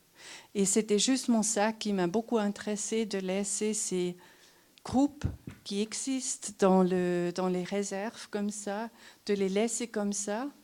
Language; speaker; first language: French; non-native, local second language; German